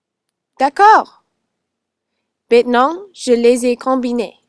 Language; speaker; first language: French; non-native, learner; English